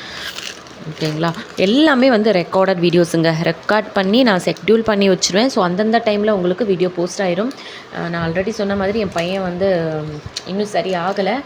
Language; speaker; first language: Tamil; native; Tamil